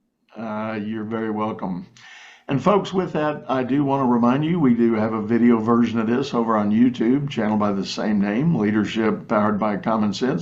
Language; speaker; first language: English; native; English